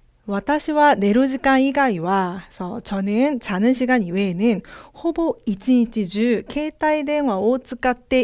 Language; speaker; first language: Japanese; non-native, fluent; Korean